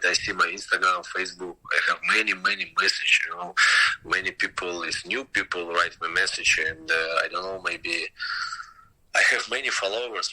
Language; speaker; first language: English; non-native, learner; Russian